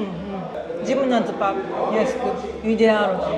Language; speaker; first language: Polish; non-native, learner; Japanese